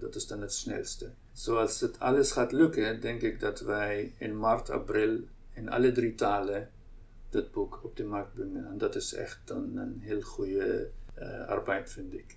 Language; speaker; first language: Dutch; non-native, local second language; Arabic